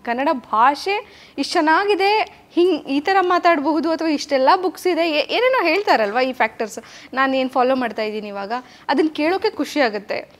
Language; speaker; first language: Kannada; native; Kannada